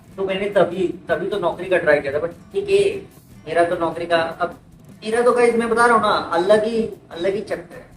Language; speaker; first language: Hindi; native; Hindi